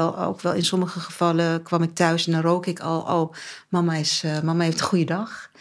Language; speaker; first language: Dutch; early bilingual, other home language; Turkish